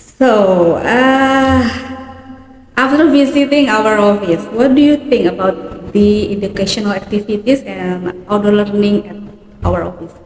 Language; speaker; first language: English; non-native, learner; Indonesian